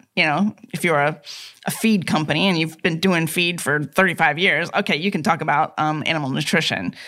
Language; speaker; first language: English; native; English